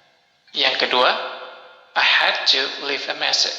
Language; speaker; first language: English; non-native, local second language; Indonesian